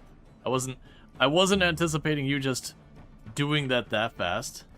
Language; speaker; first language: English; native; English